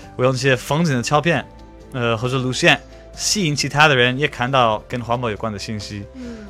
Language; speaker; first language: Chinese; non-native, fluent; English